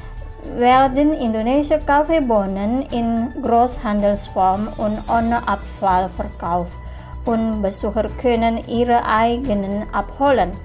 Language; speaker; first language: German; non-native, fluent; Indonesian